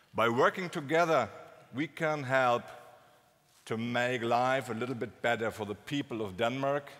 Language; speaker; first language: English; non-native, fluent; German